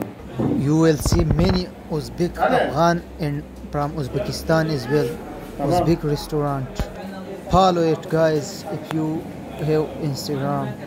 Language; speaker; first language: English; non-native, fluent; Pashto